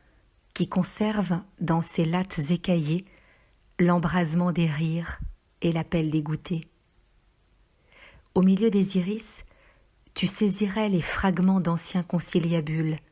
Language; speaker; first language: French; native; French